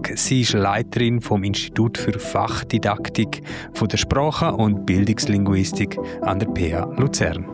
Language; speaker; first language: German; native; German